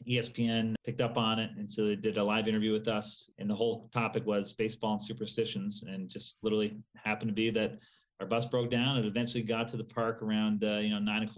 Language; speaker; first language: English; native; English